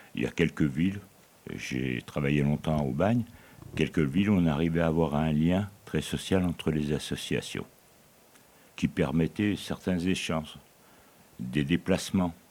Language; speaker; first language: French; native; French